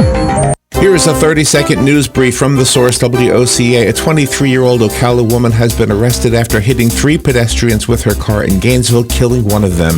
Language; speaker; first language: English; native; English